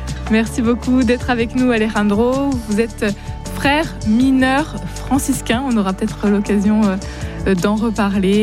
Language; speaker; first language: French; native; French